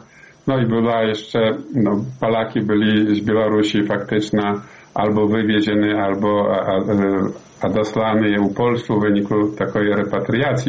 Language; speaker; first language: Polish; non-native, learner; Belarusian